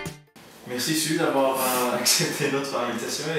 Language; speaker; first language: French; non-native, fluent; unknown